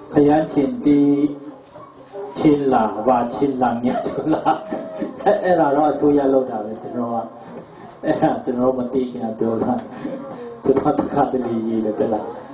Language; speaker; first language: Burmese; non-native, local second language; Hakha Chin